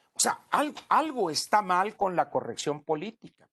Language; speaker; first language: Spanish; native; Spanish